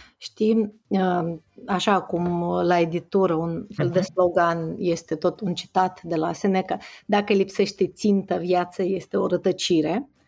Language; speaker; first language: Romanian; non-native, fluent; Russian